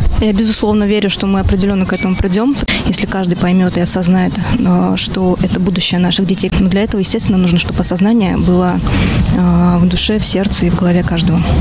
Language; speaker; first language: Russian; native; Russian